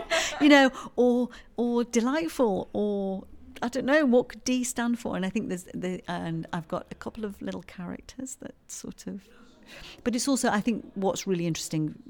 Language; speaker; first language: English; native; English